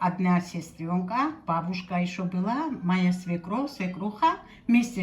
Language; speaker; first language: Russian; non-native, local second language; Georgian